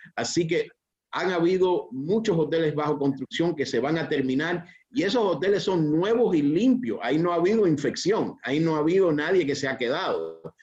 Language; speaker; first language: Spanish; early bilingual, heritage; Spanish